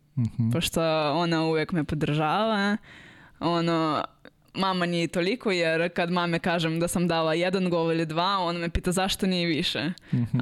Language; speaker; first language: Serbian; non-native, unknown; Russian